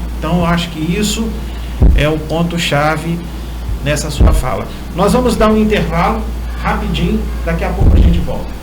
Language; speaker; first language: Portuguese; native; Portuguese